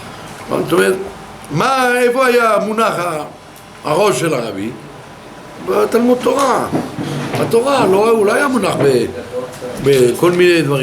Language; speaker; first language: Hebrew; non-native, fluent; French